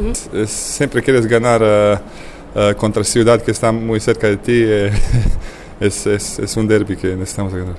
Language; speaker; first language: Spanish; non-native, learner; Bosnian